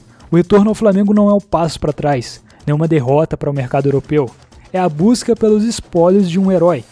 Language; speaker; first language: Portuguese; native; Portuguese